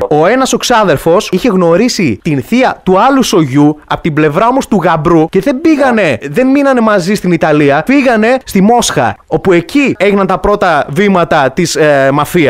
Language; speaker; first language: Greek; native; Greek